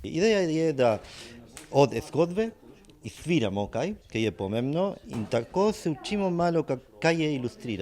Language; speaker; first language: Slovenian; non-native, learner; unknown